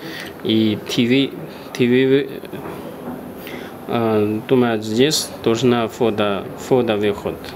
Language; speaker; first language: Russian; non-native, learner; Chinese